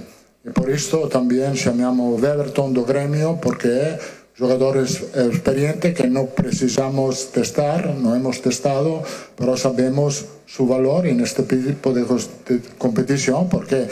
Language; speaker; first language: Portuguese; non-native, learner; Italian